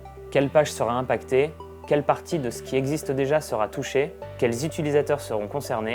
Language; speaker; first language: French; native; French